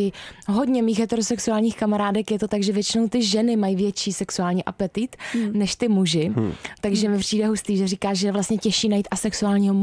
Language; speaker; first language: Czech; native; Czech